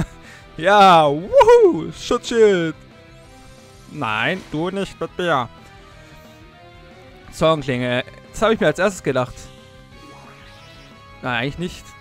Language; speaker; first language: German; native; German